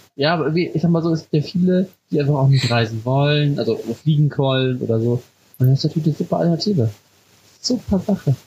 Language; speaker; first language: German; native; German